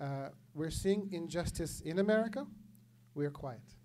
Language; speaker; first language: English; native; English